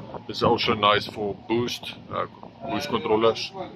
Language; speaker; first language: English; non-native, local second language; Afrikaans